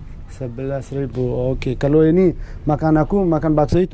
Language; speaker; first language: Indonesian; non-native, learner; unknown